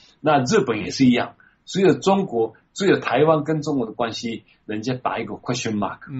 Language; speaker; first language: Chinese; non-native, local second language; Min Nan Chinese